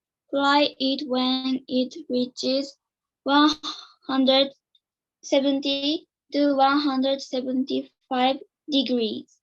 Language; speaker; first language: English; non-native, learner; Japanese